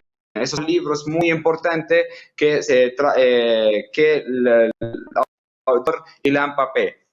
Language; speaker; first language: Spanish; non-native, fluent; Arabic